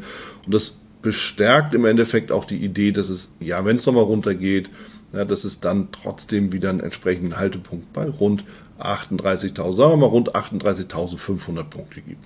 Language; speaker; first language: German; native; German